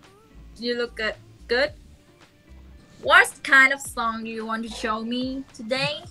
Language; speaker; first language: English; non-native, learner; Thai